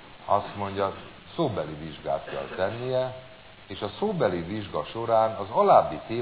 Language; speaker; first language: Hungarian; native; Hungarian